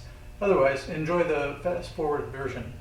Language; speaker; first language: English; native; English